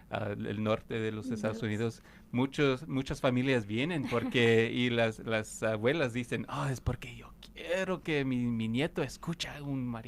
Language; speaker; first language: Spanish; non-native, fluent; English